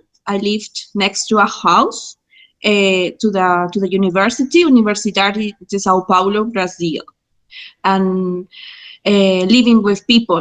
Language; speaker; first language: English; non-native, fluent; Spanish